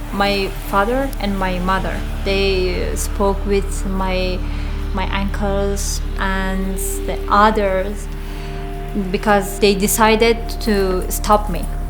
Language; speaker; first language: English; non-native, learner; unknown